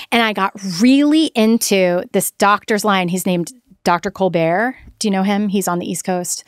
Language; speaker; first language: English; native; English